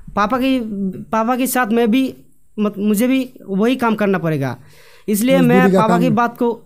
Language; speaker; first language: Hindi; non-native, local second language; Bangla